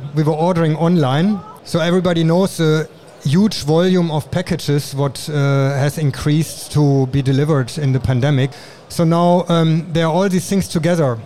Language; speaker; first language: English; non-native, fluent; German